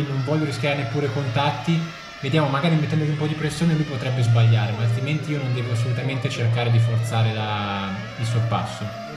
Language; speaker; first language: Italian; native; Italian